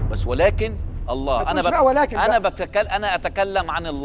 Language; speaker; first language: Arabic; native; Arabic